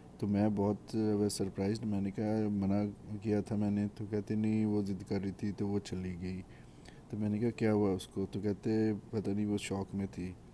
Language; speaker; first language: Hindi; native; Hindi